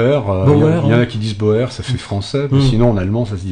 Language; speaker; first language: French; native; French